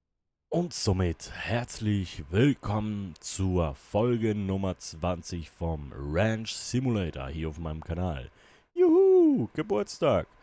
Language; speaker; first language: German; native; German